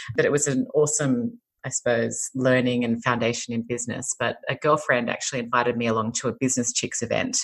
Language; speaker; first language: English; native; English